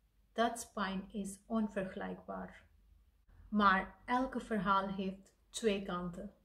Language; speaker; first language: Dutch; non-native, fluent; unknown